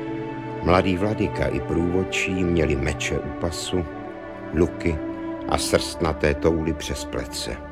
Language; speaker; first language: Czech; native; Czech